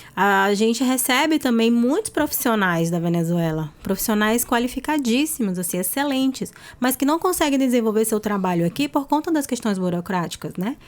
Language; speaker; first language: Portuguese; native; Portuguese